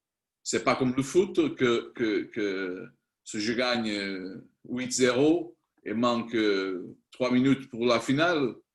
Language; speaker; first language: French; non-native, learner; Spanish